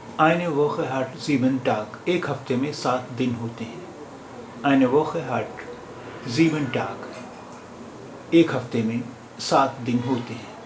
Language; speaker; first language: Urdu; native; Urdu